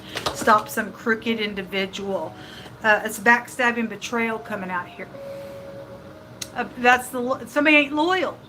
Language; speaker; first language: English; native; English